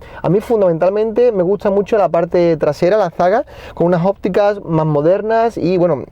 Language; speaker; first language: Spanish; native; Spanish